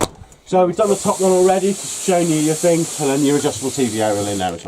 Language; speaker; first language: English; native; English